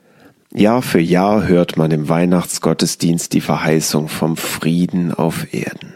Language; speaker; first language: German; native; German